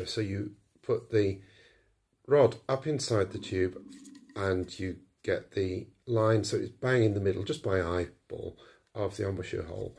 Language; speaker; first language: English; native; English